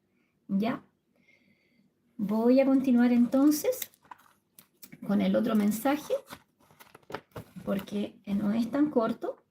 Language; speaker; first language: Spanish; native; Spanish